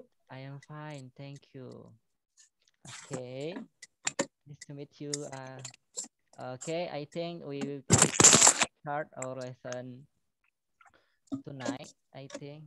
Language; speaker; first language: English; non-native, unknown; Indonesian